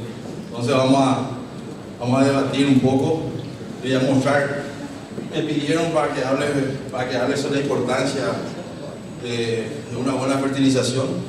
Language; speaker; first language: Spanish; native; Spanish